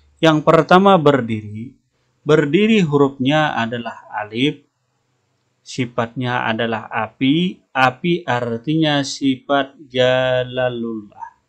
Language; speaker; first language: Indonesian; non-native, local second language; Banjar